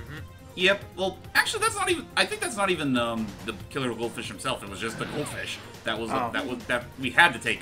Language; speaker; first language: English; native; English